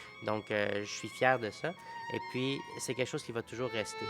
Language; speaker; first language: French; native; French